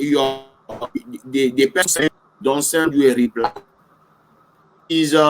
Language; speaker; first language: English; non-native, learner; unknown